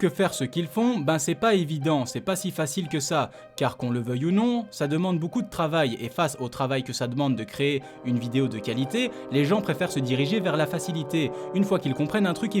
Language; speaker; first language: French; native; French